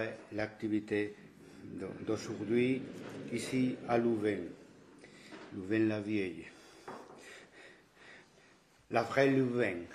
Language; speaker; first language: French; non-native, fluent; Spanish